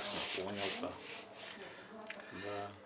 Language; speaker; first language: Russian; non-native, local second language; Yakut